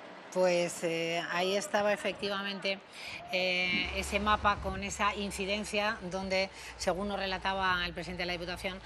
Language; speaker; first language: Spanish; native; Spanish